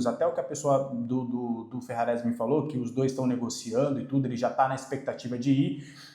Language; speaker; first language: Portuguese; native; Portuguese